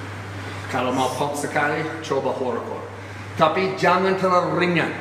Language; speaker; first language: Indonesian; non-native, fluent; English